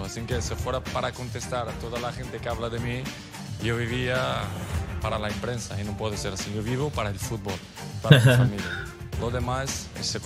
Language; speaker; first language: Spanish; non-native, fluent; Portuguese